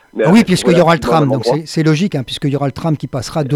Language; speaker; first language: French; native; French